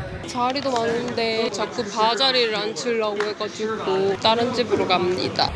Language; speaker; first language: Korean; native; Korean